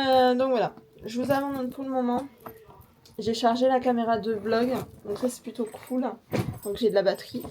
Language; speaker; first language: French; native; French